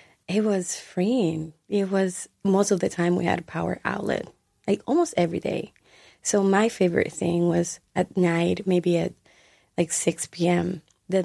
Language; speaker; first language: English; non-native, fluent; Spanish